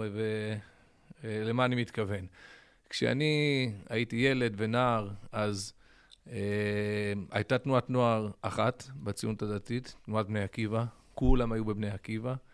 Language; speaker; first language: Hebrew; early bilingual, other home language; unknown